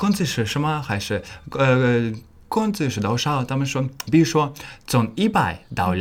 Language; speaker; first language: Chinese; non-native, learner; English